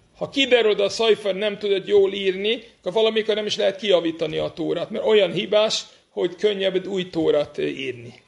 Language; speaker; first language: Hungarian; non-native, fluent; English